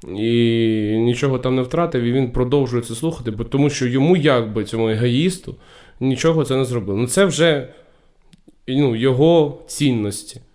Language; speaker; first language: Ukrainian; non-native, local second language; Russian